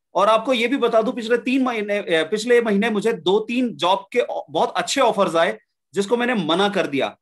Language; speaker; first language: Hindi; native; Hindi